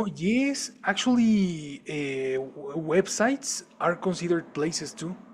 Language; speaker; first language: English; non-native, fluent; Spanish